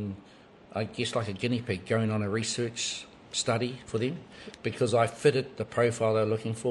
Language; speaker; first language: English; native; English